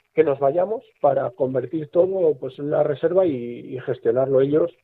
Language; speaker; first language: Spanish; native; Spanish